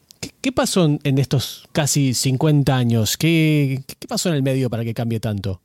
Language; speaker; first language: Spanish; native; Spanish